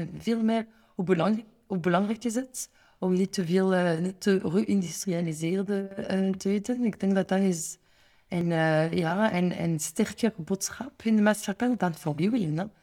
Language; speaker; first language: Dutch; non-native, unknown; French